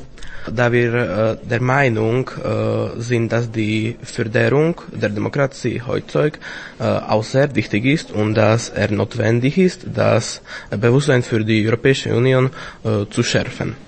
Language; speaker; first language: German; non-native, fluent; Slovak